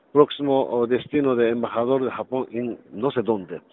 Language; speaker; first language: Spanish; non-native, learner; Japanese